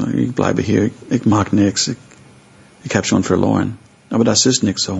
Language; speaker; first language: German; non-native, fluent; English